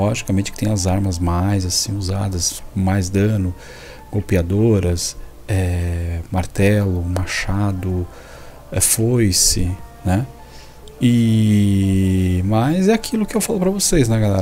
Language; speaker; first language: Portuguese; native; Portuguese